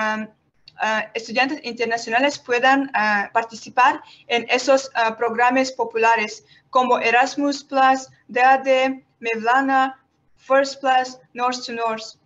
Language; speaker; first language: Spanish; non-native, learner; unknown